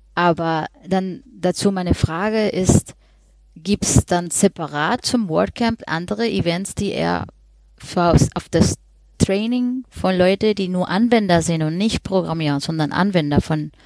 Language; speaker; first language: German; non-native, fluent; Spanish